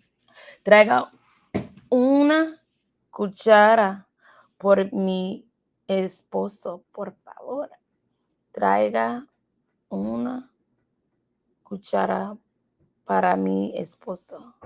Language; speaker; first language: Spanish; non-native, learner; English